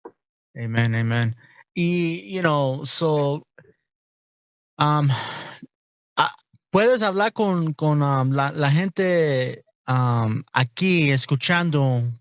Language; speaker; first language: Spanish; non-native, learner; English